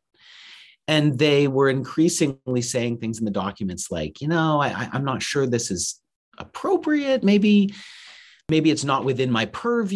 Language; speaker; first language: English; native; English